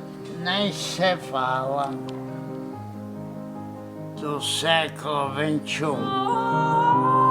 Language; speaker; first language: Portuguese; non-native, fluent; Polish